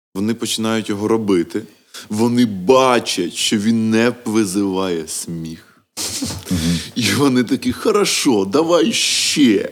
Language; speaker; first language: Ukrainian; non-native, local second language; Russian